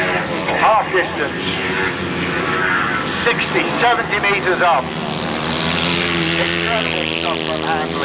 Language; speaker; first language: English; native; English